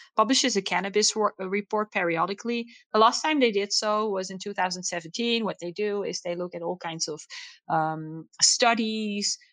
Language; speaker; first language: English; non-native, fluent; Dutch